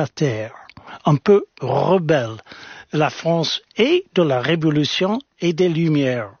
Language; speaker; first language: French; non-native, fluent; English